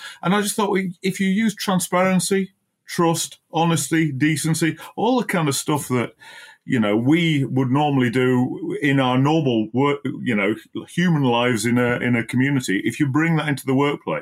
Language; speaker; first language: English; native; English